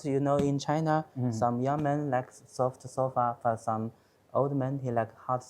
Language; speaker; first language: English; non-native, learner; Chinese